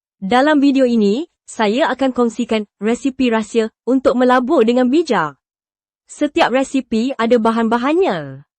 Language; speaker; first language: Malay; native; Malay